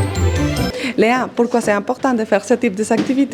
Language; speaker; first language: French; non-native, fluent; Spanish